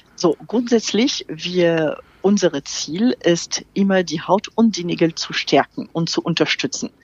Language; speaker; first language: German; non-native, fluent; French